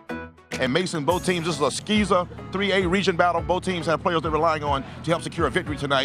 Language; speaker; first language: English; native; English